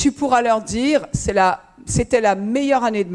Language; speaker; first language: French; native; French